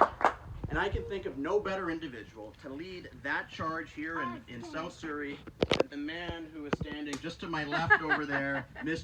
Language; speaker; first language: English; native; English